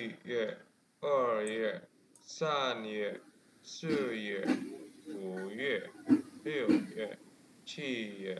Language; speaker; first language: Chinese; non-native, learner; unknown